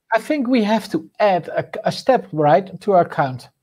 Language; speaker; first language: English; non-native, fluent; Dutch